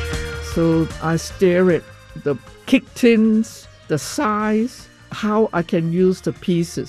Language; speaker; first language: English; non-native, fluent; Cantonese